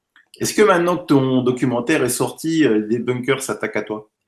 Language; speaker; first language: French; native; French